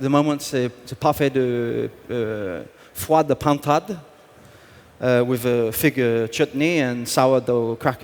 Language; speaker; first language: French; non-native, learner; English